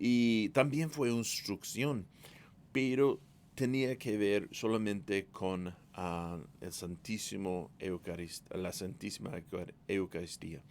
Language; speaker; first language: Spanish; non-native, fluent; English